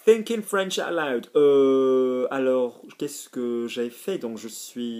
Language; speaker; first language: French; non-native, fluent; English